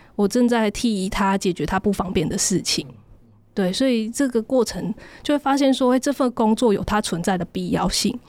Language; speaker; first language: Chinese; native; Chinese